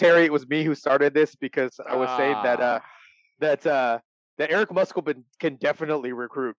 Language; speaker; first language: English; native; English